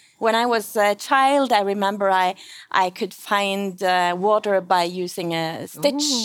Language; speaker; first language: English; non-native, fluent; Norwegian